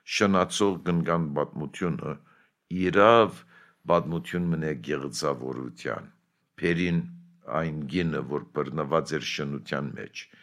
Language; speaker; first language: Armenian; early bilingual, heritage; Armenian